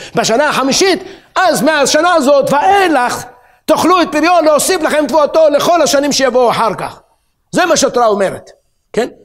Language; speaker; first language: Hebrew; native; Hebrew